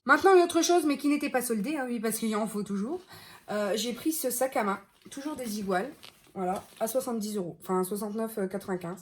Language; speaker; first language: French; native; French